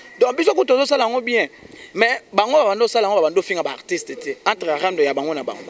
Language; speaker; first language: Lingala; native; Lingala